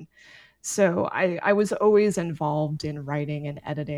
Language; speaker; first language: English; native; English